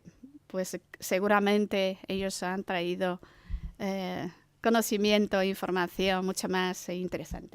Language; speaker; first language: Spanish; non-native, fluent; Chinese